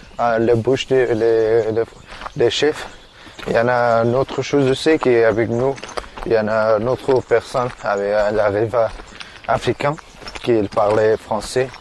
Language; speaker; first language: French; non-native, learner; Persian